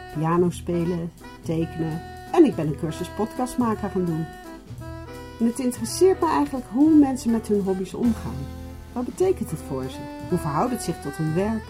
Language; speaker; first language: Dutch; native; Dutch